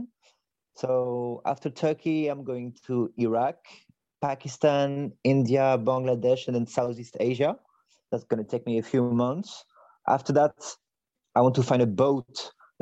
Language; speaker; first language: English; non-native, fluent; French